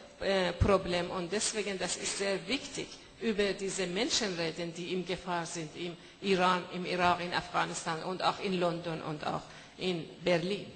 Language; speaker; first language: German; non-native, fluent; Persian